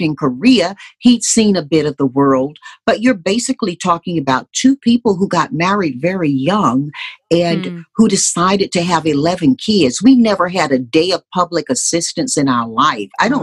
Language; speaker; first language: English; native; English